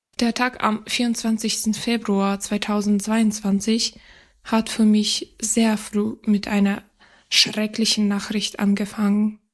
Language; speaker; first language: German; non-native, fluent; Ukrainian